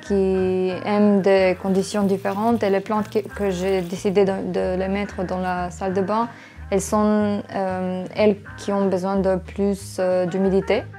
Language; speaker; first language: French; non-native, fluent; English